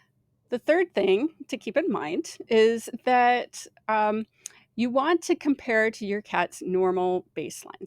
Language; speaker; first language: English; native; English